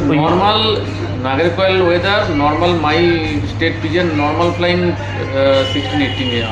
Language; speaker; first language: English; non-native, learner; Bangla